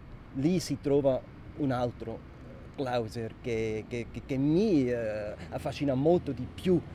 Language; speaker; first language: Italian; non-native, local second language; German